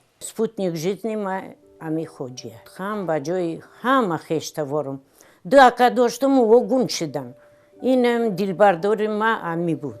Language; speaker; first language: Tajik; non-native, fluent; Russian